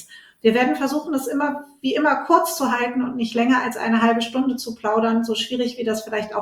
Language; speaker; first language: German; native; German